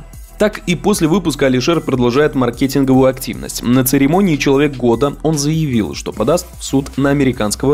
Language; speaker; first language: Russian; native; Russian